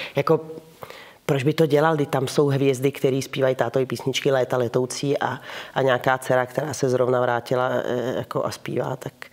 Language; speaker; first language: Czech; early bilingual, heritage; Czech